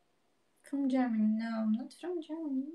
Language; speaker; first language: English; non-native, learner; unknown